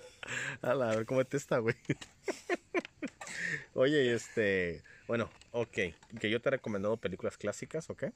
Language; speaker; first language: Spanish; native; Spanish